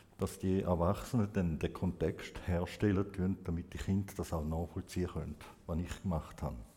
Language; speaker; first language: German; native; German